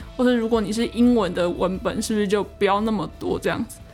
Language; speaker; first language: Chinese; native; Chinese